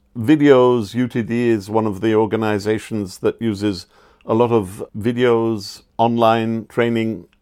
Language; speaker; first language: English; native; English